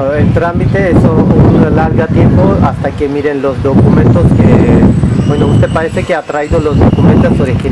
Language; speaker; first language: Spanish; non-native, learner; Russian